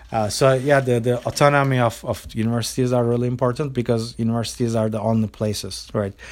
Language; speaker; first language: English; non-native, fluent; Turkish